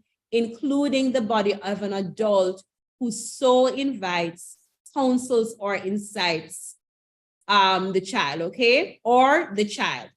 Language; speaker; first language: English; native; English